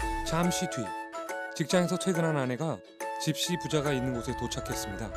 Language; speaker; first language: Korean; native; Korean